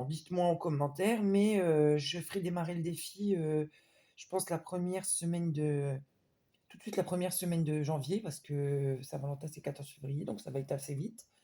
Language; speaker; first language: French; native; French